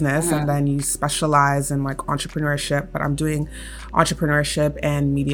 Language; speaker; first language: English; native; English